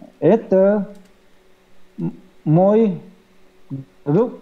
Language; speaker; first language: Russian; non-native, learner; Vietnamese